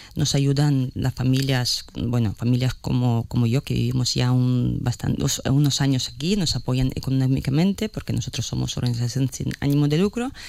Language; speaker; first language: Spanish; non-native, fluent; Ukrainian